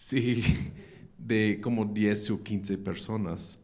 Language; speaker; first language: Spanish; non-native, fluent; English